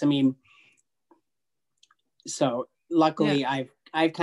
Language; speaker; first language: English; native; English